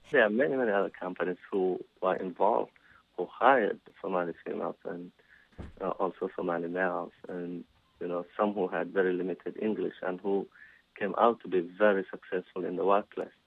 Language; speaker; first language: English; non-native, fluent; Somali